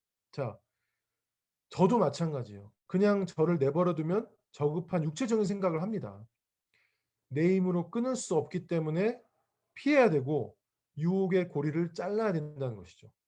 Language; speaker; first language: Korean; native; Korean